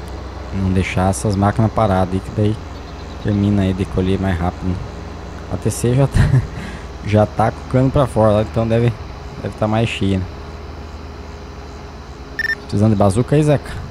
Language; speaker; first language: Portuguese; native; Portuguese